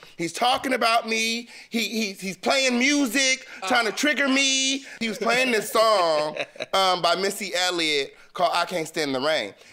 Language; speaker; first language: English; native; English